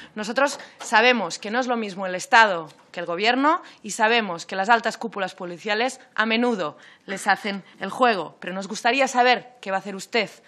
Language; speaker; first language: Spanish; non-native, local second language; Catalan